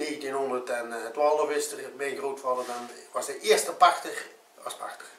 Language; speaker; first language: Dutch; native; Dutch